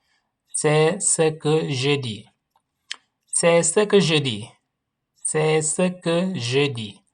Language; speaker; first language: French; non-native, local second language; Wolof